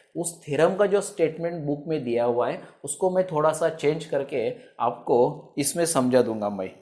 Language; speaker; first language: Hindi; non-native, local second language; Marathi